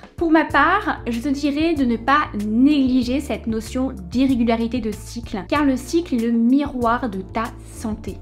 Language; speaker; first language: French; native; French